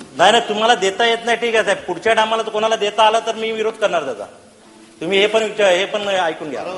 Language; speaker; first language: Marathi; non-native, local second language; Hindi